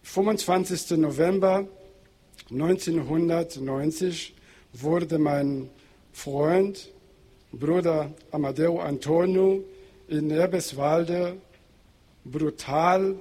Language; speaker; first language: German; non-native, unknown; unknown